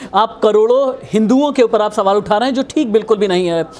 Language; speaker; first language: Hindi; native; Hindi